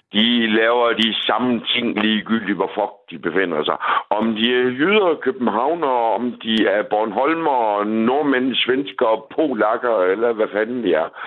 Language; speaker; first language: Danish; native; Danish